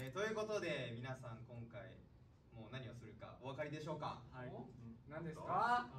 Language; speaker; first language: Japanese; native; Japanese